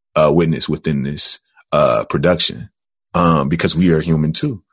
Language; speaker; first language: English; native; English